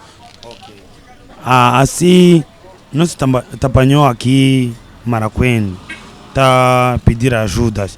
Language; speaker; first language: Portuguese; non-native, learner; Kinyarwanda